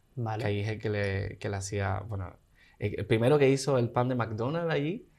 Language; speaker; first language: Spanish; native; Spanish